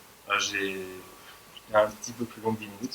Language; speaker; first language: French; native; French